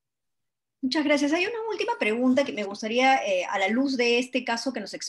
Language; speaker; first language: Spanish; native; Spanish